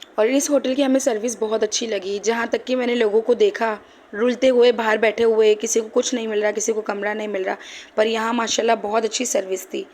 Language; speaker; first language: Hindi; native; Hindi